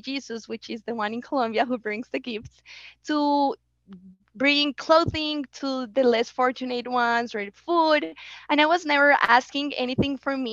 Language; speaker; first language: English; non-native, fluent; Spanish